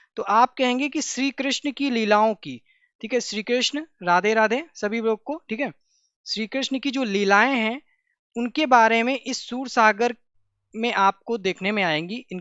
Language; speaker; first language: Hindi; native; Hindi